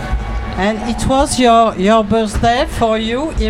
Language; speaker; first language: English; non-native, learner; French